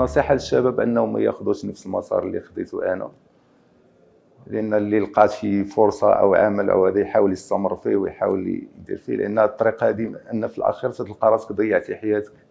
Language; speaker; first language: Arabic; native; Arabic